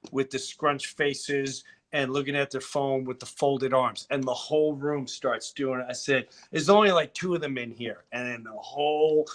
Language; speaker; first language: English; native; English